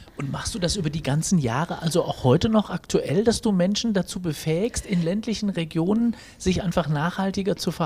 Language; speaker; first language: German; native; German